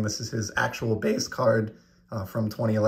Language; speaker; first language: English; native; English